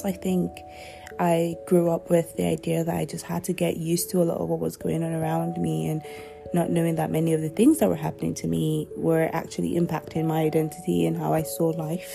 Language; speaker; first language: English; non-native, local second language; Yoruba